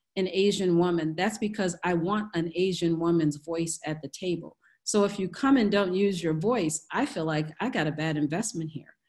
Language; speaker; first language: English; native; English